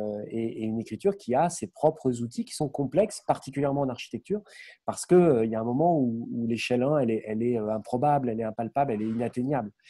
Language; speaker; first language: French; native; French